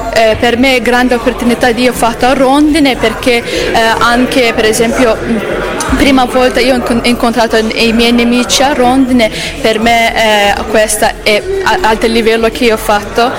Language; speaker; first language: Italian; non-native, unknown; Azerbaijani